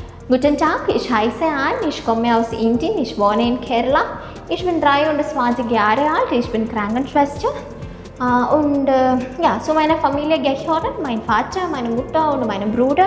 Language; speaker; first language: German; non-native, learner; Malayalam